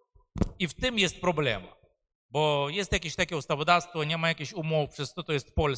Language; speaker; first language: Polish; non-native, fluent; Ukrainian